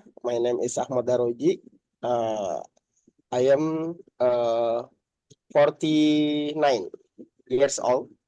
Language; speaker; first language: English; non-native, learner; Indonesian